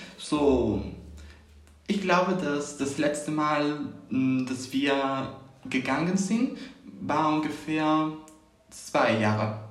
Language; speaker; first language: German; non-native, learner; Spanish